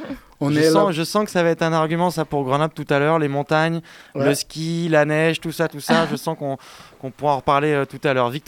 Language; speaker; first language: French; native; French